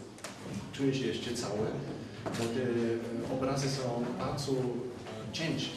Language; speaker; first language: Polish; non-native, fluent; German